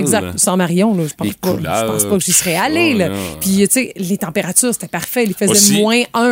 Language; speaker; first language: French; native; French